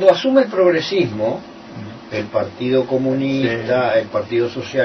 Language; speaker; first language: Spanish; native; Spanish